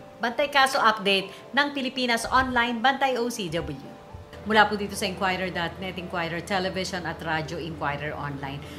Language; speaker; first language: Filipino; native; Filipino